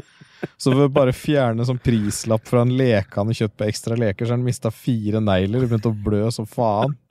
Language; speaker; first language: Norwegian; native; Norwegian